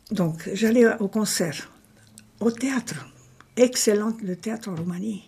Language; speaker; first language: French; non-native, fluent; Romanian